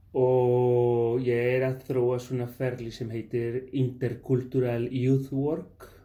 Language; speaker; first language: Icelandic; non-native, fluent; Spanish